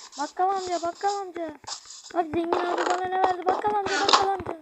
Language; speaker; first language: Turkish; native; Turkish